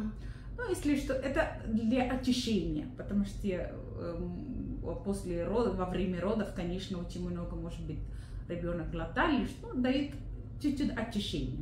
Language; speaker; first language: Russian; non-native, learner; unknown